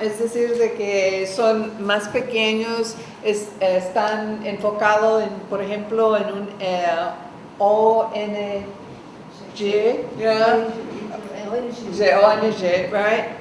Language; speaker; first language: Spanish; non-native, fluent; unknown